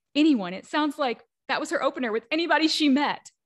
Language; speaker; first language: English; native; English